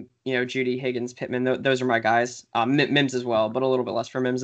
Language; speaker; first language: English; native; English